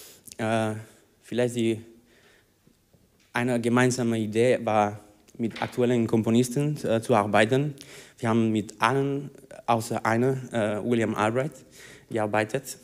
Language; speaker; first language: German; non-native, learner; Spanish